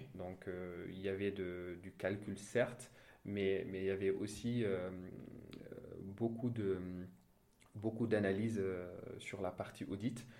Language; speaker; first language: French; non-native, local second language; Wolof